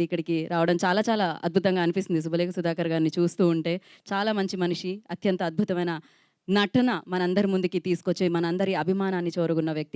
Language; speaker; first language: Telugu; native; Telugu